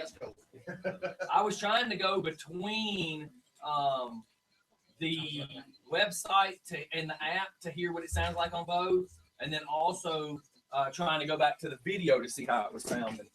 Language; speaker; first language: English; native; English